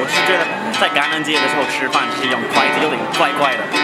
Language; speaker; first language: Chinese; non-native, learner; English